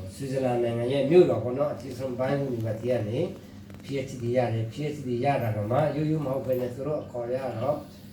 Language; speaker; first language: Burmese; non-native, local second language; Hakha Chin